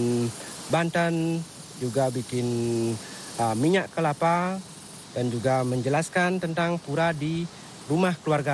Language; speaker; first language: Indonesian; non-native, local second language; Balinese